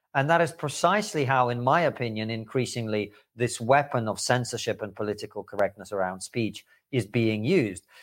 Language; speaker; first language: English; early bilingual, other home language; Russian